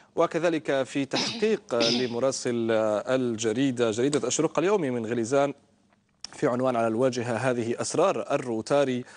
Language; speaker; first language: Arabic; native; Arabic